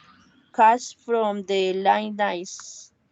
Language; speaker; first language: English; non-native, learner; Spanish